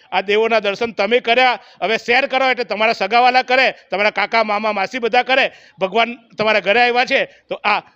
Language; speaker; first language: Gujarati; native; Gujarati